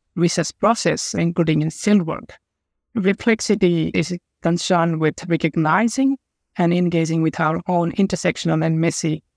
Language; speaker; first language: English; non-native, local second language; Nepali